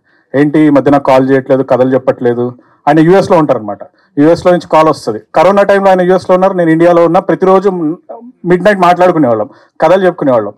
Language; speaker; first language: Telugu; native; Telugu